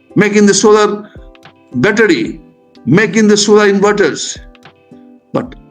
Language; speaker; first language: English; non-native, local second language; Bangla